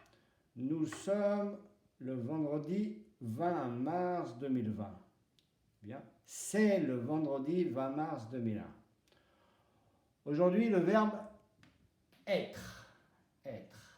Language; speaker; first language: French; non-native, fluent; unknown